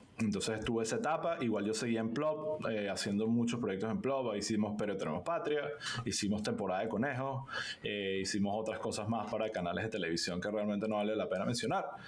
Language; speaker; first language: Spanish; native; Spanish